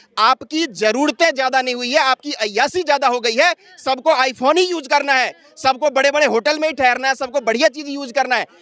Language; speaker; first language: Hindi; native; Hindi